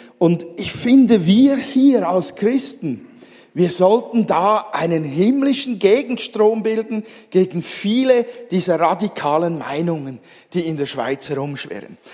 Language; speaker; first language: German; native; German